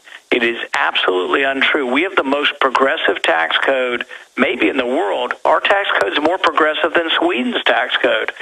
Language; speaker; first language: English; native; English